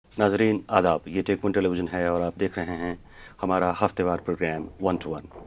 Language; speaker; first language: Urdu; non-native, local second language; Kashmiri